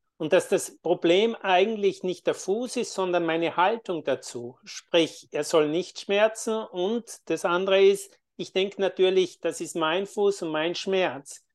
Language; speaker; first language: German; native; German